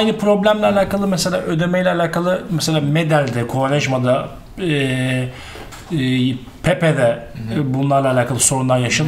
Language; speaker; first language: Turkish; native; Turkish